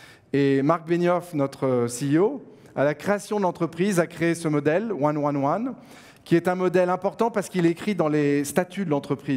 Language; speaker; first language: French; native; French